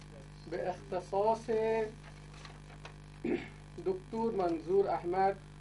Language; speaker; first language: Persian; non-native, fluent; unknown